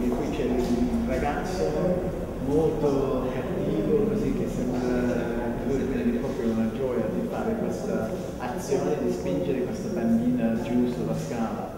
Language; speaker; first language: Italian; non-native, fluent; English